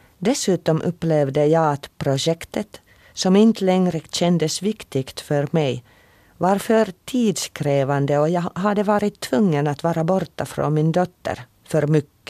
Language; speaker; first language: Swedish; non-native, local second language; Finnish